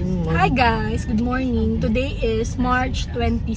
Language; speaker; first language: English; non-native, local second language; Filipino